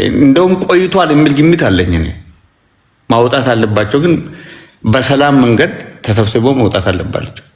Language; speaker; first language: Amharic; native; Amharic